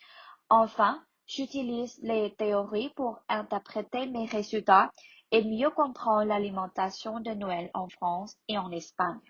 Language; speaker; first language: French; non-native, learner; Thai